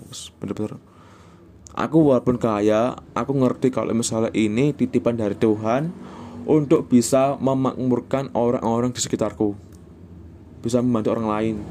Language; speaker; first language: Indonesian; non-native, local second language; Javanese